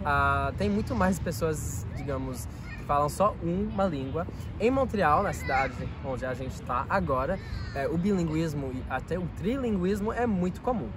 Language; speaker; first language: Portuguese; non-native, fluent; French